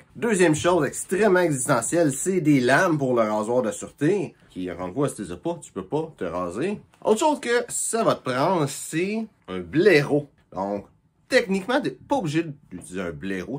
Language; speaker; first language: French; native; French